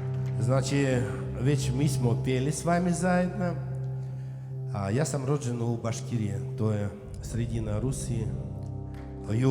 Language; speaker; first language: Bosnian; non-native, learner; Russian